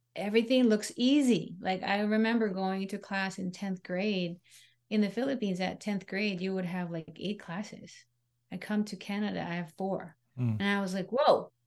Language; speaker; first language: English; non-native, local second language; Pampanga